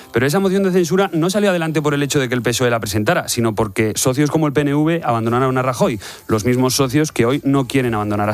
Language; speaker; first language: Spanish; native; Spanish